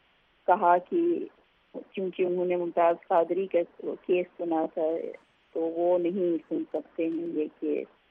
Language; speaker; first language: Urdu; native; Urdu